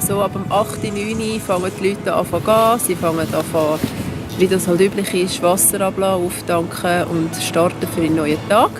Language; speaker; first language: German; native; German